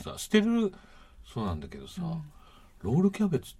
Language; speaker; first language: Japanese; native; Japanese